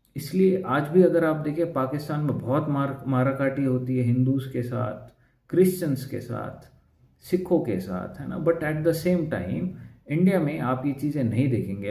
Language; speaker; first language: Hindi; native; Hindi